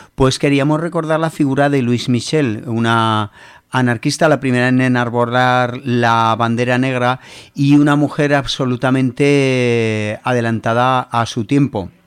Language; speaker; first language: Spanish; native; Spanish